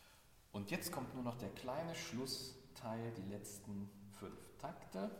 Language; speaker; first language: German; native; German